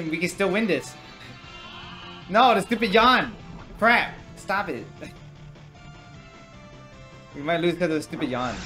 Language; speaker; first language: English; native; English